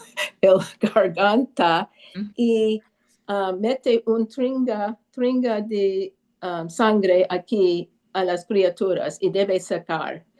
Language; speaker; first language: Spanish; early bilingual, heritage; Spanish